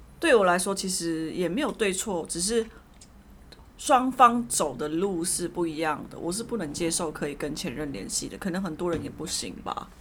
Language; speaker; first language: Chinese; early bilingual, heritage; Chinese